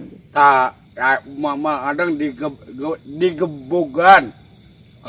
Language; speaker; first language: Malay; non-native, local second language; Sundanese